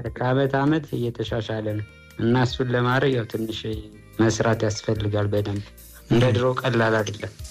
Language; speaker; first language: Amharic; native; Amharic